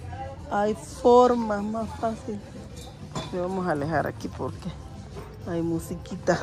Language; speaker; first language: Spanish; native; Spanish